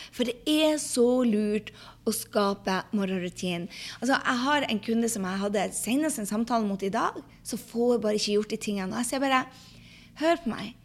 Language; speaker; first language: Norwegian; early bilingual, heritage; Norwegian